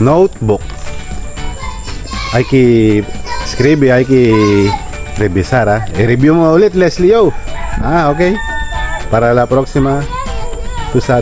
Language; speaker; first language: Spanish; non-native, learner; Filipino